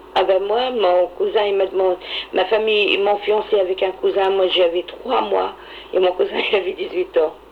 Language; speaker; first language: French; non-native, local second language; Arabic